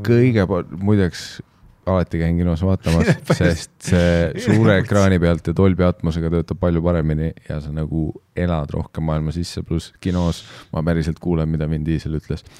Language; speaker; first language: Estonian; native; Estonian